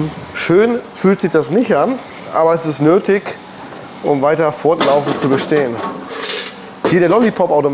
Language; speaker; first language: German; native; German